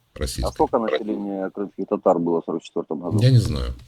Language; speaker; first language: Russian; native; Russian